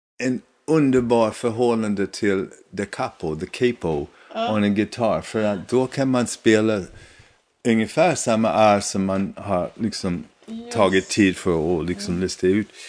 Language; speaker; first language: Swedish; non-native, fluent; English